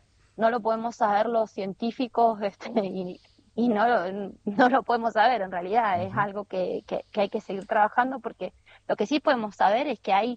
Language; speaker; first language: Spanish; native; Spanish